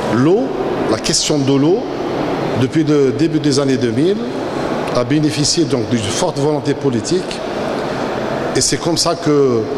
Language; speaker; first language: French; non-native, local second language; Arabic